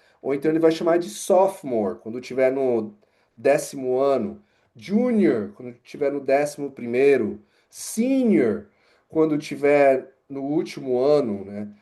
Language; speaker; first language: Portuguese; native; Portuguese